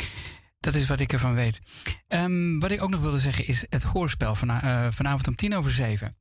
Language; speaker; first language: Dutch; native; Dutch